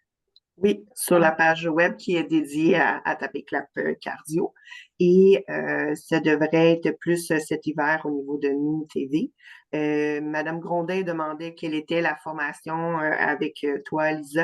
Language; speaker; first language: French; native; French